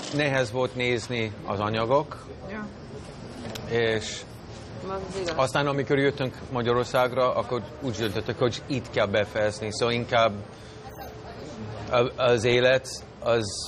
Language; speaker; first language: Hungarian; non-native, fluent; English